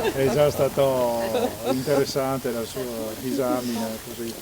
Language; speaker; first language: Italian; native; Italian